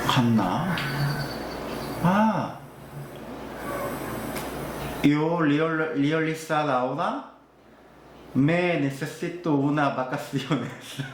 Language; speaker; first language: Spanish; non-native, learner; Korean